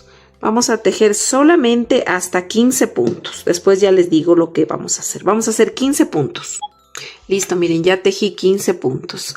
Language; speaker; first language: Spanish; native; Spanish